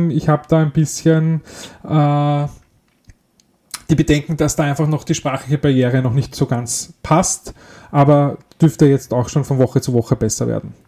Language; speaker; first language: German; native; German